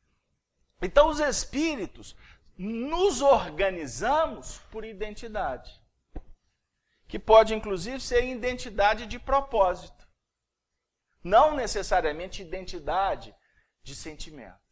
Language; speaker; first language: Portuguese; native; Portuguese